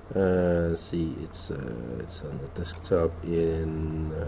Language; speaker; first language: English; non-native, fluent; Danish